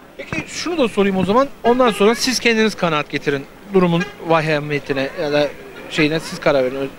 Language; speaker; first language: Turkish; native; Turkish